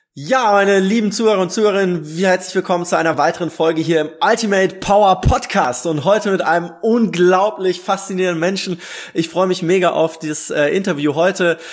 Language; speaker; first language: German; native; German